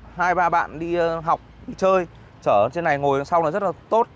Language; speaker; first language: Vietnamese; native; Vietnamese